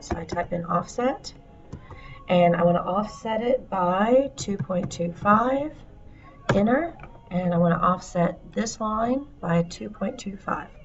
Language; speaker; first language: English; native; English